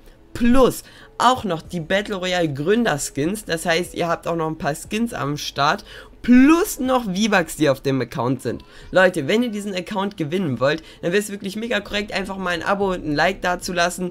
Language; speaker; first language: German; native; German